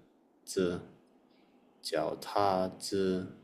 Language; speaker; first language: Chinese; non-native, learner; Indonesian